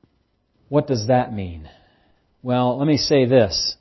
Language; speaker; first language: English; native; English